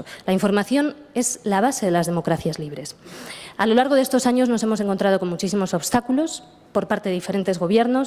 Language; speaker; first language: Spanish; native; Spanish